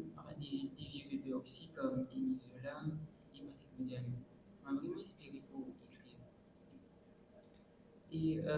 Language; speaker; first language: French; non-native, local second language; Morisyen